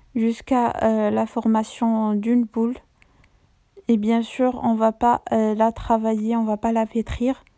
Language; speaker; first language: French; non-native, local second language; Arabic